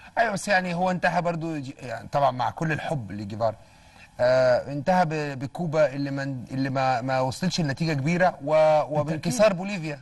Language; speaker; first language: Egyptian Arabic; native; Egyptian Arabic